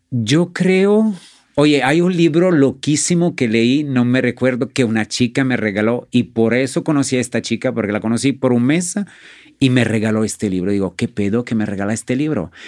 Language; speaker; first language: Spanish; non-native, fluent; Italian